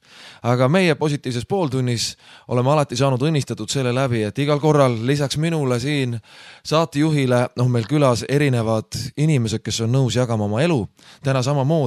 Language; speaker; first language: Estonian; native; Estonian